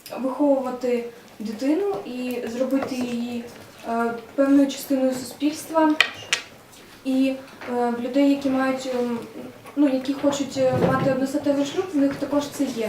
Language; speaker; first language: Ukrainian; non-native, local second language; Russian